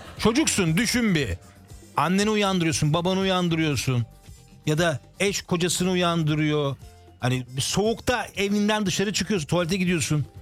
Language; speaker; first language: Turkish; early bilingual, heritage; Turkish